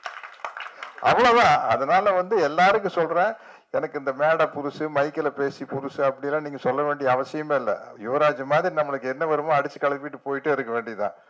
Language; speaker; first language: Tamil; native; Tamil